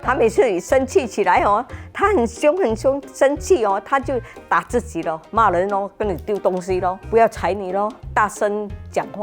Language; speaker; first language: Chinese; native; Chinese